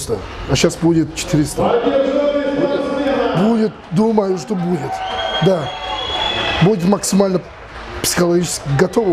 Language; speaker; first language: Russian; non-native, learner; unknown